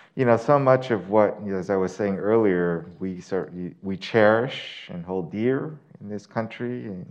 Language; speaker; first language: English; native; English